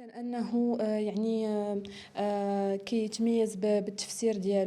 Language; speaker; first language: Arabic; native; Arabic